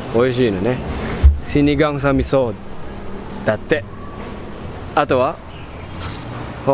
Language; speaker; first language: Japanese; non-native, learner; English